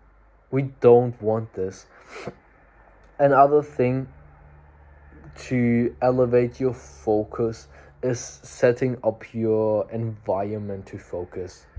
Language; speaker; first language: English; non-native, fluent; German